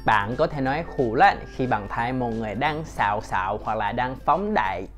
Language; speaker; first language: Vietnamese; non-native, fluent; Chinese